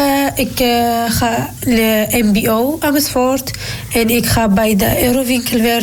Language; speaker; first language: Dutch; non-native, learner; Arabic